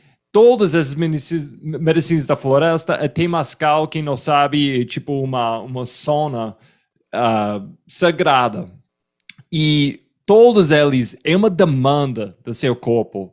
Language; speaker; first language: Portuguese; non-native, fluent; English